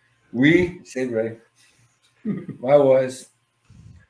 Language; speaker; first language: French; non-native, learner; English